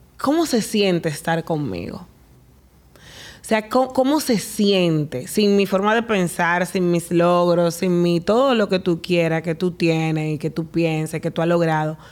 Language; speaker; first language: Spanish; native; Spanish